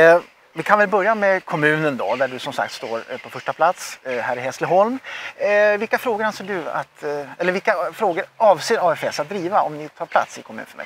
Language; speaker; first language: Swedish; native; Swedish